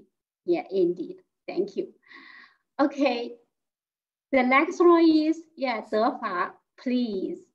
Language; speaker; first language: English; non-native, fluent; Chinese